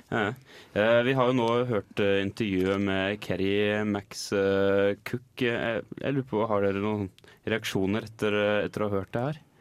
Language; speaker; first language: Norwegian; native; Norwegian